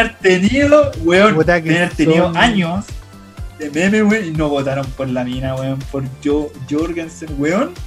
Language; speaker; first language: Spanish; native; Spanish